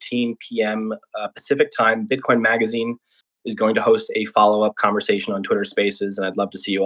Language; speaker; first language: English; native; English